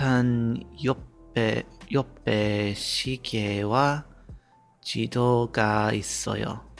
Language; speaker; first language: Korean; non-native, learner; English